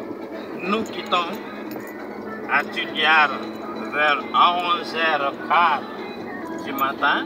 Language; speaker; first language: French; non-native, local second language; Malagasy